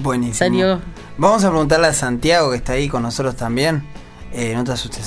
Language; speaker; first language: Spanish; native; Spanish